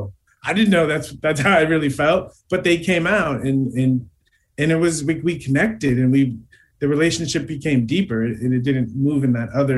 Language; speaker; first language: English; native; English